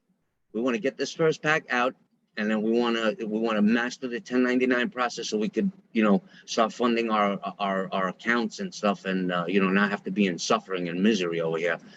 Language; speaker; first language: English; native; English